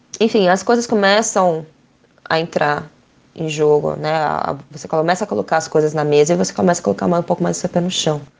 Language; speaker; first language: Portuguese; native; Portuguese